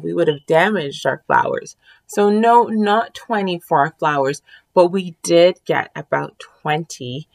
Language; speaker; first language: English; early bilingual, other home language; French